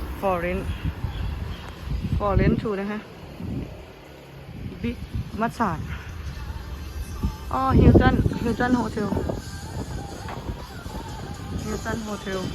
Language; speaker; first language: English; non-native, learner; Thai